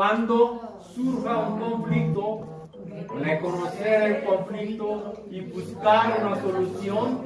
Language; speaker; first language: Spanish; non-native, fluent; Korean